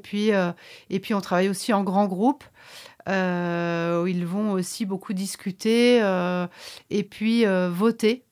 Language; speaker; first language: French; native; French